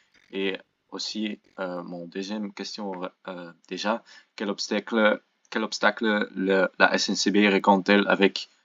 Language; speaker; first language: French; non-native, local second language; Dutch